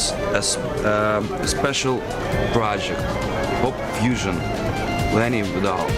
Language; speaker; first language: English; non-native, learner; Russian